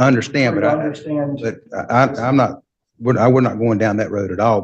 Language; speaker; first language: English; native; English